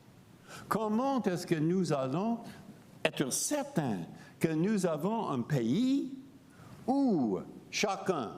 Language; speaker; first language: French; non-native, fluent; English